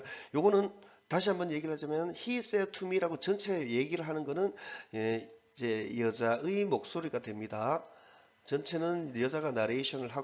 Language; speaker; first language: Korean; native; Korean